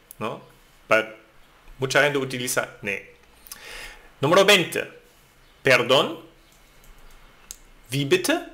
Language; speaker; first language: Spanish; non-native, fluent; German